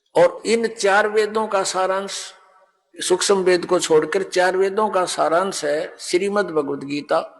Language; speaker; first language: Hindi; native; Hindi